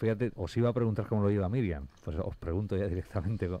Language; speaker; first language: Spanish; native; Spanish